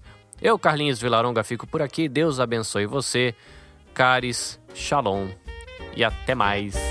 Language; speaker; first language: Portuguese; native; Portuguese